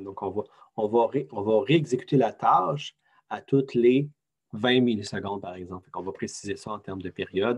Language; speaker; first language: French; native; French